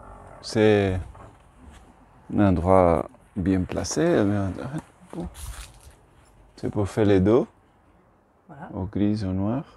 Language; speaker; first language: French; non-native, learner; Spanish